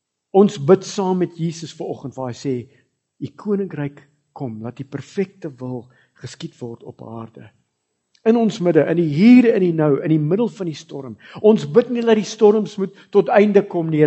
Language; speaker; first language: Afrikaans; early bilingual, heritage; Afrikaans